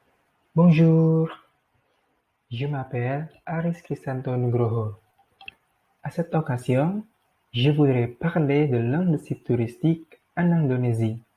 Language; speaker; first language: French; non-native, learner; Indonesian